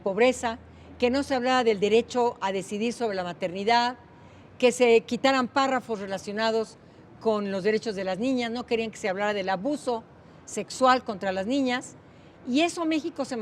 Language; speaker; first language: Spanish; native; Spanish